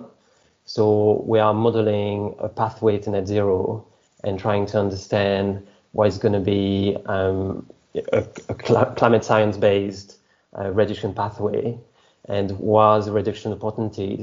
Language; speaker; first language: English; non-native, fluent; French